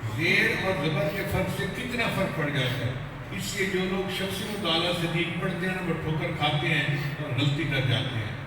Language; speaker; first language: Urdu; non-native, local second language; Punjabi